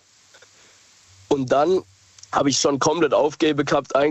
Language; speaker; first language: German; native; German